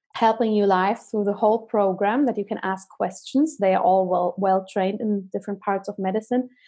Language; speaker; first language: English; non-native, fluent; German